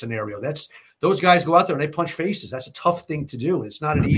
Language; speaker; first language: English; native; English